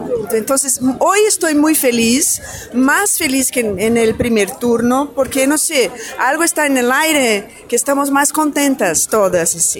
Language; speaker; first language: Spanish; non-native, fluent; Portuguese